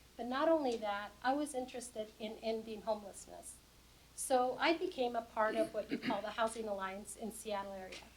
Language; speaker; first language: English; native; English